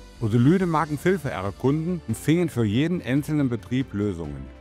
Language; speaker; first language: German; native; German